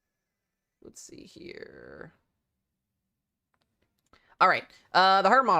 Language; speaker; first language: English; native; English